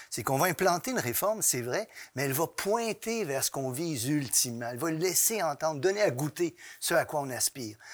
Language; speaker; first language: French; native; French